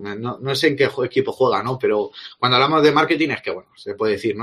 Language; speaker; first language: Spanish; native; Spanish